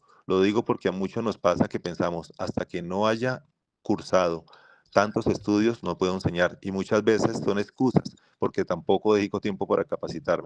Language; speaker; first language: Spanish; native; Spanish